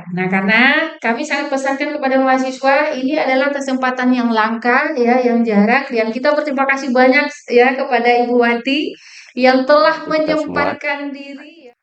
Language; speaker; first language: Indonesian; native; Indonesian